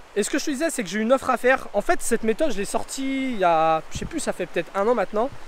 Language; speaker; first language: French; native; French